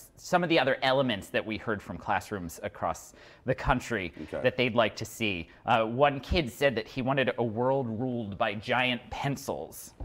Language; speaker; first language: English; native; English